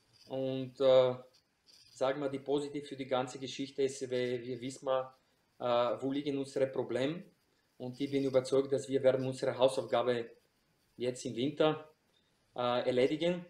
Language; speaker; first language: German; non-native, fluent; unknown